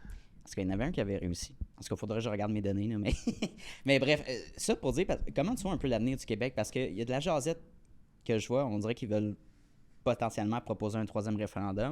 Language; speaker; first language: French; native; French